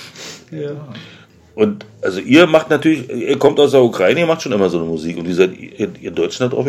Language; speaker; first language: German; native; German